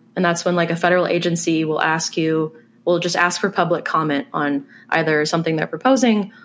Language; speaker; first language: English; native; English